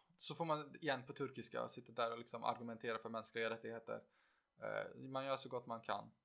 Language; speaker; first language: Swedish; early bilingual, other home language; Turkish